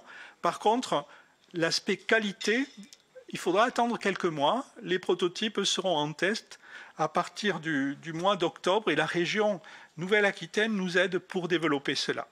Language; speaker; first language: French; native; French